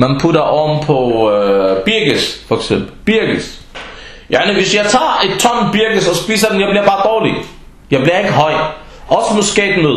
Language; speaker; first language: Danish; non-native, fluent; Arabic